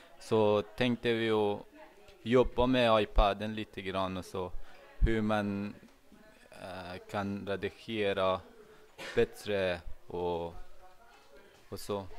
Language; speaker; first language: Swedish; non-native, learner; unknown